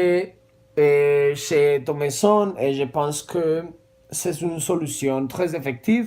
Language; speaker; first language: French; non-native, learner; Spanish